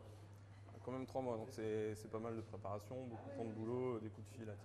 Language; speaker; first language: French; native; French